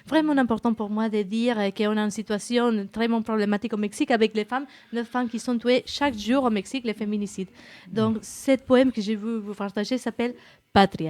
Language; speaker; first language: French; non-native, fluent; Spanish